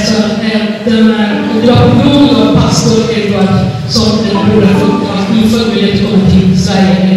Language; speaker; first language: Swedish; non-native, fluent; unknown